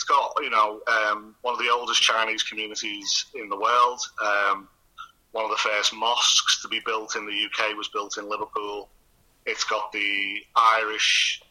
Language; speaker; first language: English; native; English